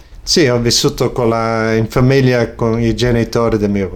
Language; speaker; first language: Italian; early bilingual, other home language; Friulian